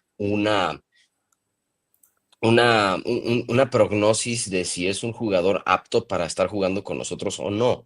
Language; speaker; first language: Spanish; native; Spanish